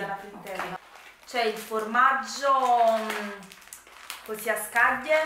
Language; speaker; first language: Italian; native; Italian